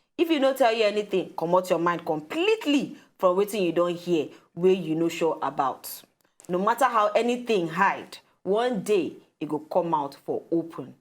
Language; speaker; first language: Nigerian Pidgin; native; Nigerian Pidgin